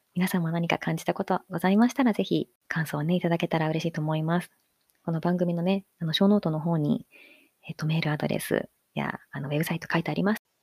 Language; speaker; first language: Japanese; native; Japanese